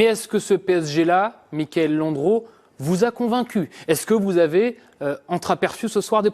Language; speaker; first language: French; native; French